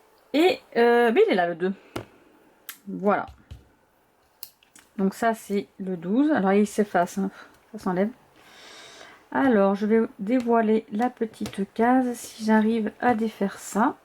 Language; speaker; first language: French; native; French